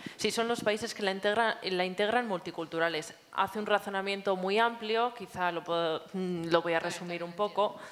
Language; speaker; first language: Spanish; native; Spanish